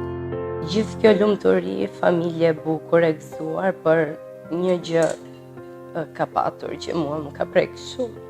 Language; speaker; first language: Albanian; early bilingual, heritage; Albanian